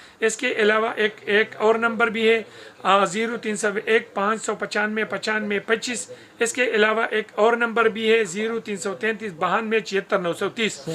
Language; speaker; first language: Urdu; non-native, local second language; Pashto